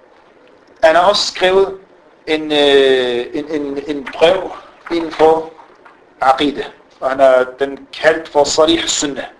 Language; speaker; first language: Danish; non-native, fluent; Arabic